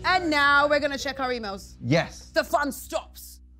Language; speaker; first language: English; native; English